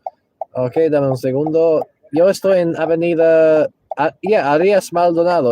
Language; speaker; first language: Spanish; non-native, local second language; English